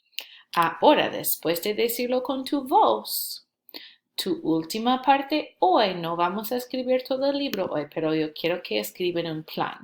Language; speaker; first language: Spanish; non-native, fluent; English